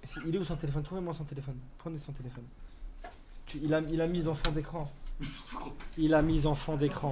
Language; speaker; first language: French; native; French